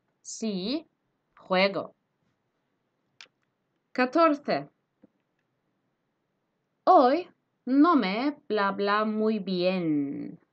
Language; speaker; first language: Spanish; non-native, fluent; Turkish